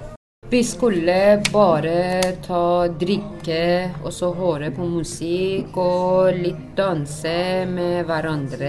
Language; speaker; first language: Norwegian; non-native, learner; Persian